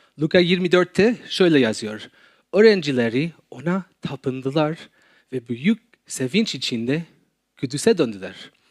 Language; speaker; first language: Turkish; non-native, fluent; English